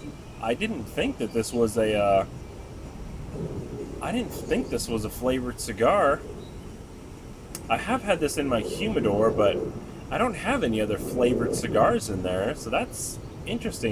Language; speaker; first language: English; native; English